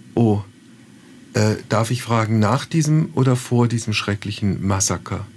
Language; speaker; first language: German; native; German